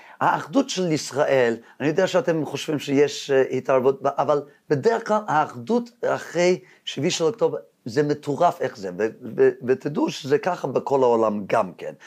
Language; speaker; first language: Hebrew; non-native, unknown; English